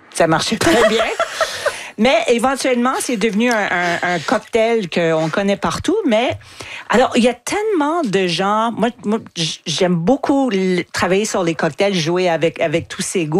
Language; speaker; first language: French; non-native, fluent; English